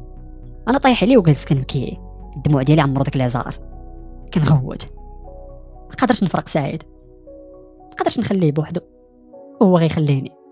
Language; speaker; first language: Arabic; native; Arabic